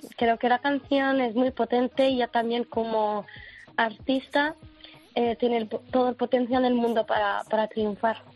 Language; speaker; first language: Spanish; non-native, fluent; Arabic